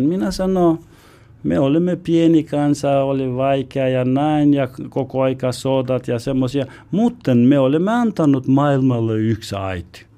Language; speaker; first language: Finnish; non-native, learner; Albanian